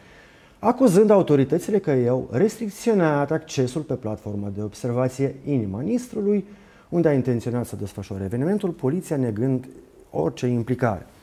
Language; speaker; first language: Romanian; native; Romanian